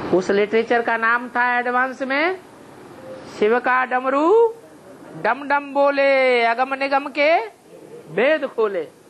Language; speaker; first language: Hindi; native; Hindi